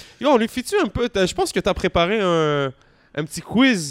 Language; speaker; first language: French; native; French